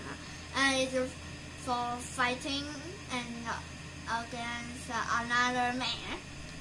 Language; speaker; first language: English; non-native, learner; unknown